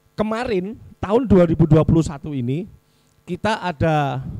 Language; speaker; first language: Indonesian; native; Indonesian